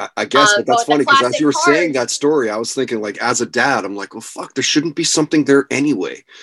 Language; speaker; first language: English; native; English